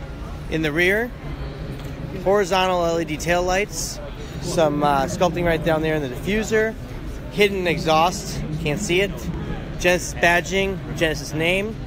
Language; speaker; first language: English; native; English